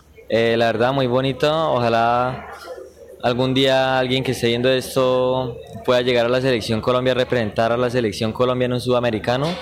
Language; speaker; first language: Spanish; native; Spanish